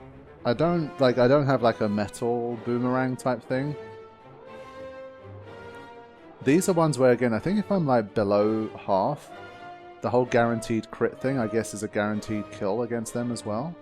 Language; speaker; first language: English; native; English